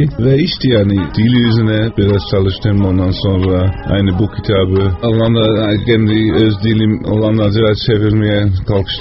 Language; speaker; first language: Turkish; non-native, fluent; Dutch